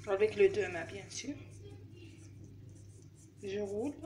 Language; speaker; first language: French; non-native, learner; Arabic